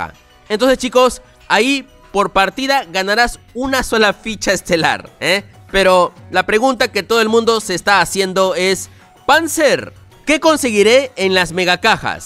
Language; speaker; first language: Spanish; native; Spanish